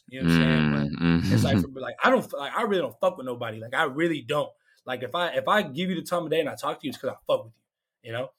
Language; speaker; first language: English; native; English